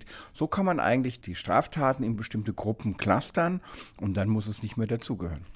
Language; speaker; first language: German; native; German